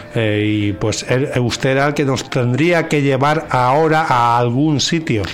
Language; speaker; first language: Spanish; native; Spanish